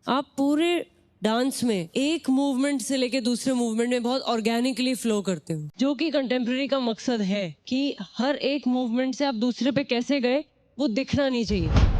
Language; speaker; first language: Hindi; native; Hindi